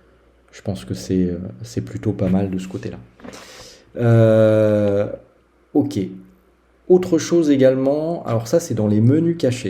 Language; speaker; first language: French; native; French